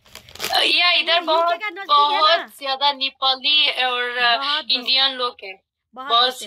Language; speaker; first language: Hindi; non-native, fluent; Pashto